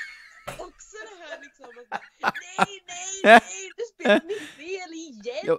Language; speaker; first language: Swedish; native; Swedish